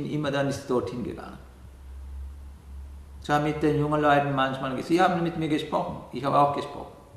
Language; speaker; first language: German; non-native, fluent; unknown